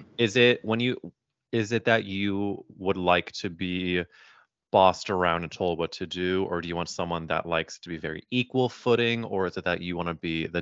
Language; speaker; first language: English; native; English